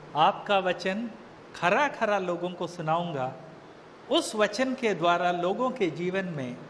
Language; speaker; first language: Hindi; native; Hindi